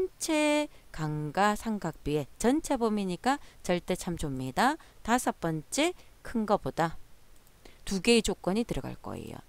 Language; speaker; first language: Korean; native; Korean